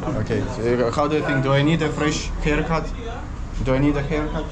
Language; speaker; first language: English; non-native, fluent; Russian